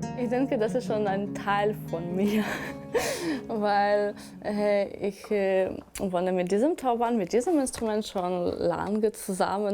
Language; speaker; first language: German; non-native, learner; Ukrainian